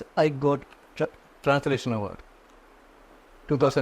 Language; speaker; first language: English; non-native, local second language; Konkani